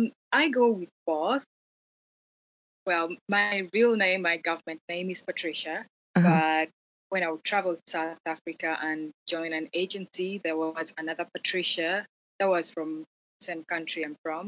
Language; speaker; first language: English; non-native, local second language; Acoli